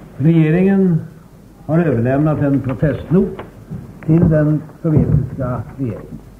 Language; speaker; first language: Swedish; native; Swedish